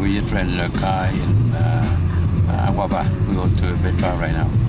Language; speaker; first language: English; non-native, learner; Vietnamese